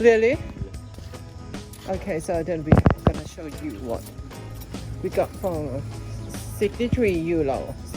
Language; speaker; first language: English; non-native, fluent; Thai